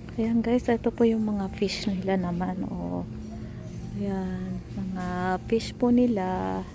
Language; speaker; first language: Filipino; native; Filipino